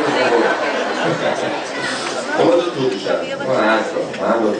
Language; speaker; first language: Portuguese; native; Portuguese